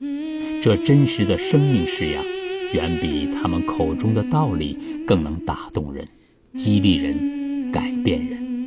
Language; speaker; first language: Chinese; native; Chinese